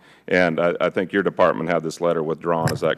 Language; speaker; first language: English; native; English